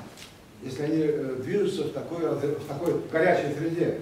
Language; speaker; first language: Russian; native; Russian